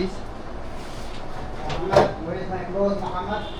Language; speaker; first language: English; non-native, learner; Arabic